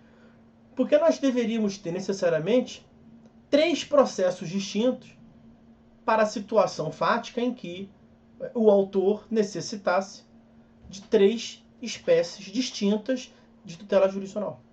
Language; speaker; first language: Portuguese; native; Portuguese